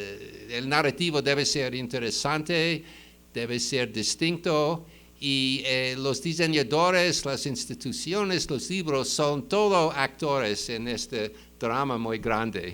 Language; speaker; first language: Spanish; non-native, fluent; English